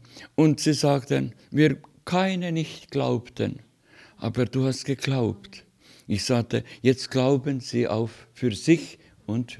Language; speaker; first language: German; non-native, learner; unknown